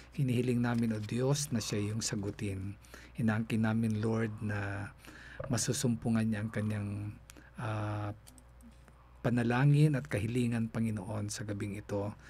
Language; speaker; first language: Filipino; non-native, local second language; Cebuano